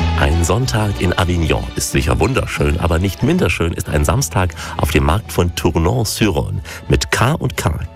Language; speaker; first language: German; native; German